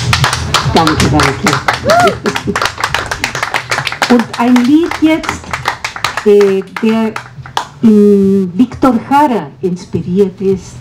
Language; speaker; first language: German; non-native, fluent; Spanish